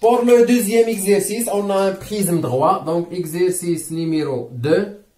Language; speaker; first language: French; non-native, local second language; Arabic